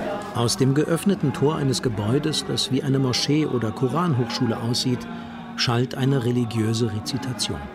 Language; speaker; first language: German; native; German